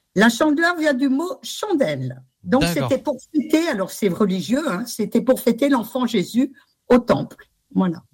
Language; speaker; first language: French; native; French